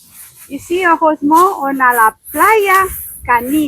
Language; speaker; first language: French; non-native, fluent; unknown